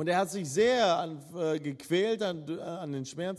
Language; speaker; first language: German; non-native, fluent; Russian